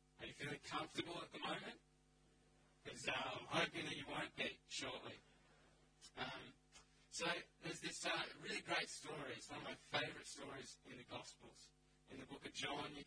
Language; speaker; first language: English; native; English